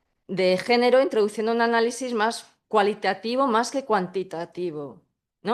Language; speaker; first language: Spanish; native; Spanish